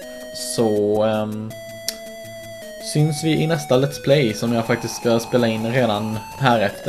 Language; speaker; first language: Swedish; native; Swedish